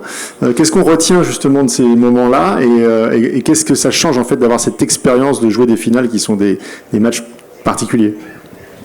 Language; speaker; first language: French; native; French